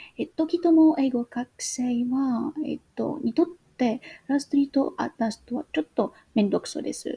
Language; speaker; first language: Japanese; non-native, learner; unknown